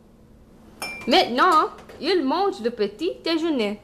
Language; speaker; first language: French; non-native, learner; English